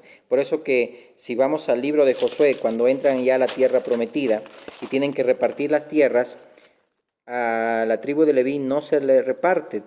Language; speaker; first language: Spanish; native; Spanish